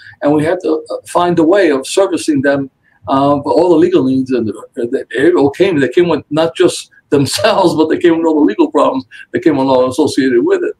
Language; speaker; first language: English; early bilingual, other home language; Spanish